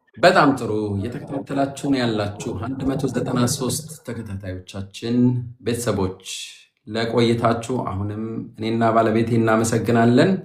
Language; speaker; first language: Amharic; native; Amharic